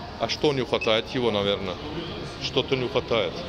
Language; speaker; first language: Russian; non-native, learner; Turkish